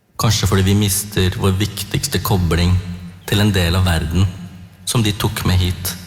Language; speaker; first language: Norwegian; early bilingual, other home language; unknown